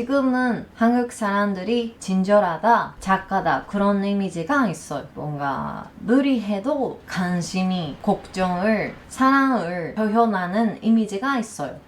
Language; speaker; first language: Korean; non-native, learner; Japanese